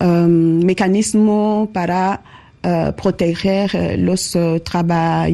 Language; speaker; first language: Spanish; non-native, learner; French